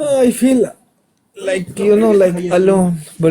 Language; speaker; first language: English; non-native, learner; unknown